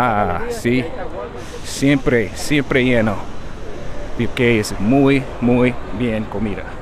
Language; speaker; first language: Spanish; non-native, learner; English